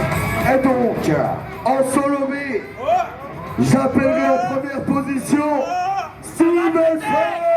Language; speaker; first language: French; native; French